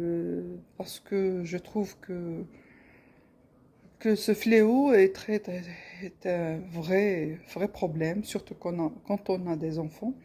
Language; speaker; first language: French; non-native, local second language; Arabic